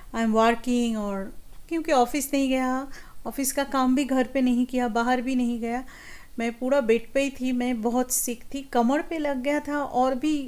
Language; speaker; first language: Hindi; non-native, local second language; Bangla